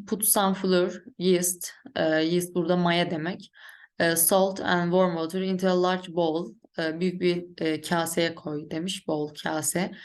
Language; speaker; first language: English; non-native, fluent; Turkish